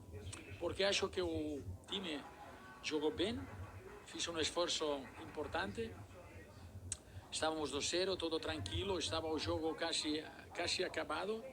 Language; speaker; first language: Portuguese; non-native, learner; Spanish